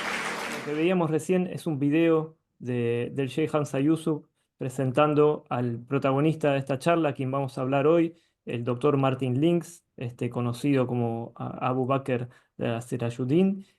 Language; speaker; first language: Spanish; native; Spanish